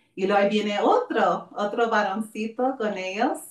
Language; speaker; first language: Spanish; early bilingual, heritage; Spanish